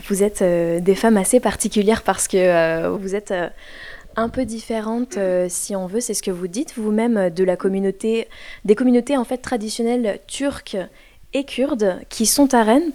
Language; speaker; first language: French; native; French